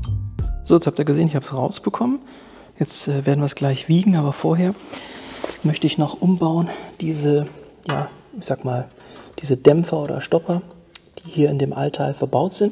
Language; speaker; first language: German; native; German